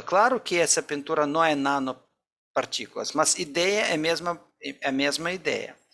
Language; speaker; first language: Portuguese; non-native, fluent; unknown